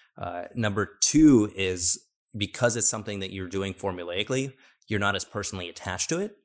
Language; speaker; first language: English; native; English